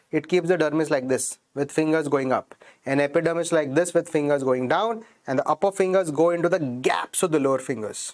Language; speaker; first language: English; non-native, local second language; Hindi